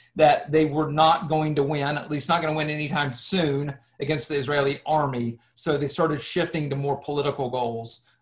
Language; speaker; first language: English; native; English